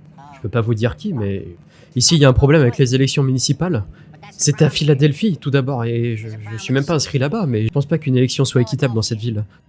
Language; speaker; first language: French; native; French